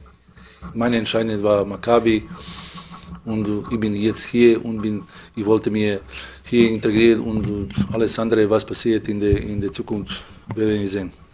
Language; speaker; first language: German; non-native, fluent; Serbian